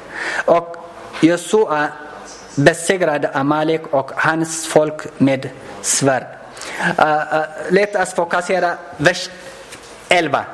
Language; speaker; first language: Swedish; non-native, learner; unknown